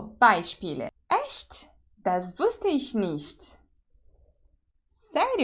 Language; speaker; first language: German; non-native, fluent; Portuguese